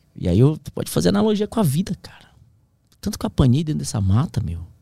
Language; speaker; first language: Portuguese; native; Portuguese